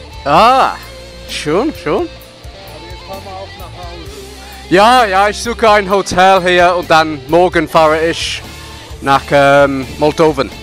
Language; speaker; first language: German; non-native, learner; English